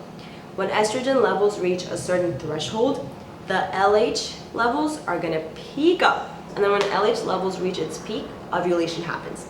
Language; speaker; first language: English; native; English